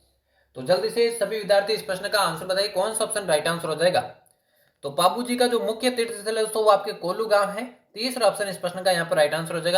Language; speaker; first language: Hindi; native; Hindi